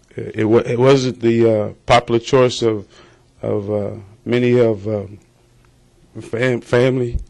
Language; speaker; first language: English; native; English